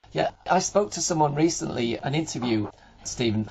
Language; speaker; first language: English; native; English